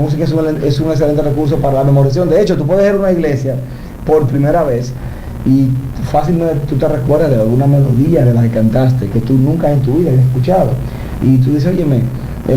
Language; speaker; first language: Spanish; native; Spanish